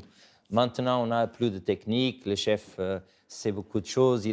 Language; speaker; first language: French; non-native, fluent; Portuguese